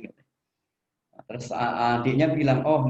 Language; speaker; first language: Indonesian; native; Indonesian